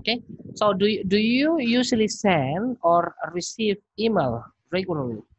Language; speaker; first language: English; non-native, fluent; Indonesian